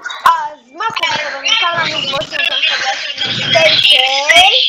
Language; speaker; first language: Hebrew; native; Hebrew